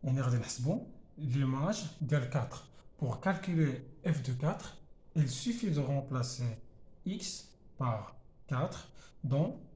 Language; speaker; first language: French; non-native, local second language; Arabic